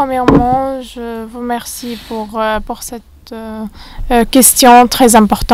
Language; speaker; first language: French; non-native, fluent; Arabic